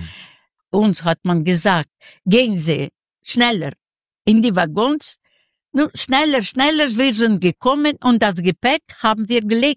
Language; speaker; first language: German; non-native, learner; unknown